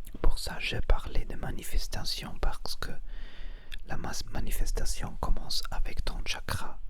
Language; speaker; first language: French; non-native, learner; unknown